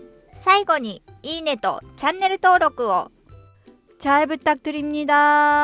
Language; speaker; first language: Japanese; non-native, fluent; Korean